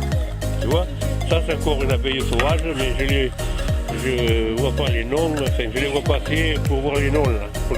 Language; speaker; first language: French; native; French